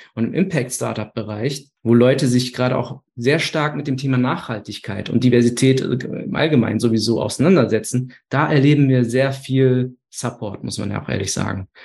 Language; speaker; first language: German; early bilingual, other home language; Turkish